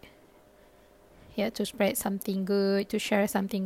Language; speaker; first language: English; non-native, local second language; Malay